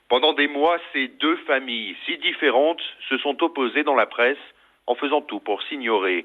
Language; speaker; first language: French; native; French